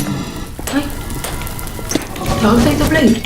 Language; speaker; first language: Hebrew; native; Hebrew